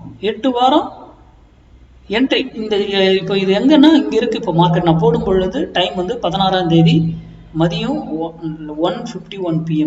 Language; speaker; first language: Tamil; native; Tamil